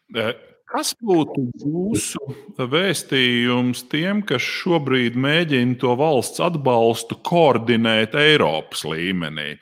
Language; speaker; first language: Latvian; native; Latvian